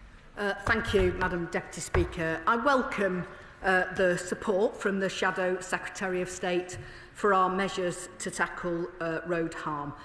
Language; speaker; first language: English; native; English